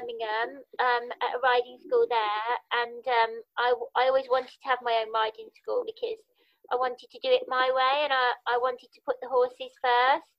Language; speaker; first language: English; native; English